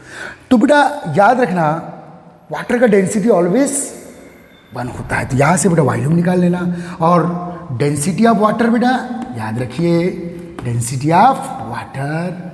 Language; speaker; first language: Hindi; native; Hindi